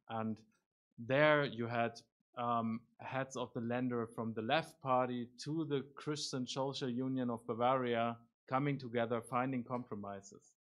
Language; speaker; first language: English; non-native, fluent; German